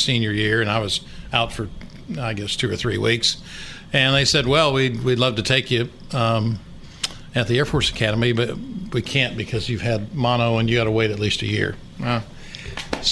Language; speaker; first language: English; native; English